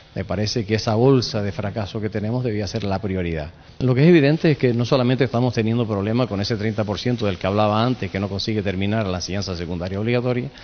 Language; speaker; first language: Spanish; native; Spanish